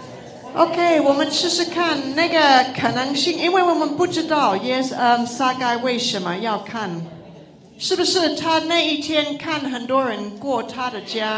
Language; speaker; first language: Chinese; non-native, local second language; English